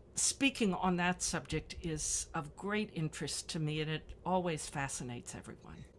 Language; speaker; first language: English; native; English